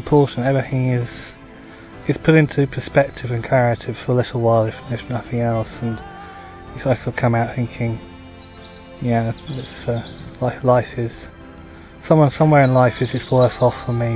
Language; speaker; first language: English; native; English